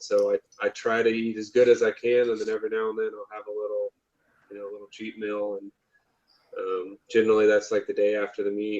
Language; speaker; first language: English; native; English